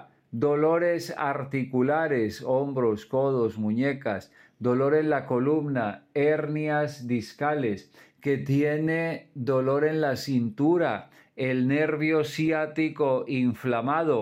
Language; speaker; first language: Spanish; native; Spanish